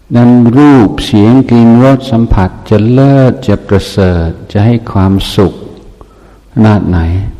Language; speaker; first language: Thai; non-native, fluent; English